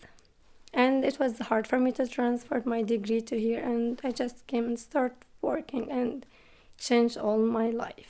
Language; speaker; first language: English; non-native, learner; Arabic